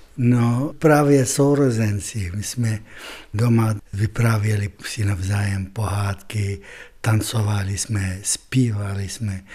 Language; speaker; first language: Czech; non-native, fluent; Arabic